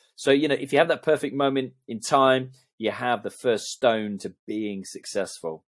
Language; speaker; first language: English; native; English